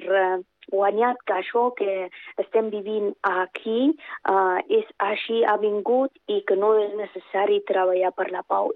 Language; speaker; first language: Catalan; non-native, fluent; Persian